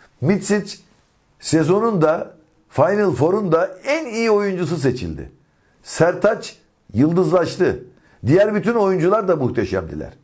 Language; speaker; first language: Turkish; native; Turkish